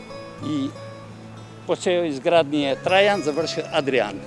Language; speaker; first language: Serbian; non-native, learner; Albanian